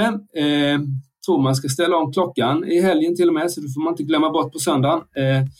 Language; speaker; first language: Swedish; native; Swedish